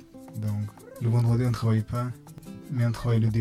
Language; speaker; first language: French; non-native, learner; Bangla